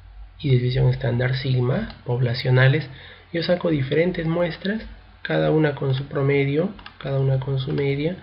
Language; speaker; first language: Spanish; native; Spanish